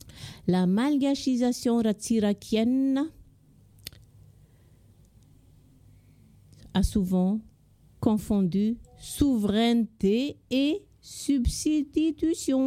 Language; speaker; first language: French; non-native, local second language; Malagasy